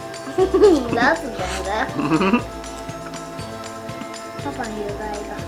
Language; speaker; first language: Japanese; early bilingual, heritage; Japanese